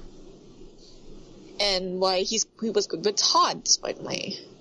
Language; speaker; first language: English; non-native, local second language; Filipino